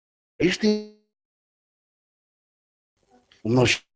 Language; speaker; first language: Russian; non-native, learner; Georgian